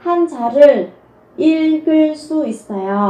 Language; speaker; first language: Korean; non-native, fluent; Vietnamese